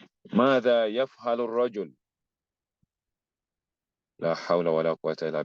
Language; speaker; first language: Arabic; non-native, fluent; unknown